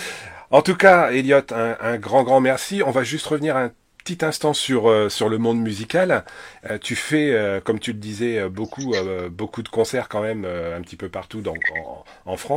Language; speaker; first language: French; native; French